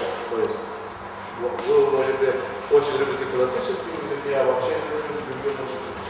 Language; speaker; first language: Russian; non-native, learner; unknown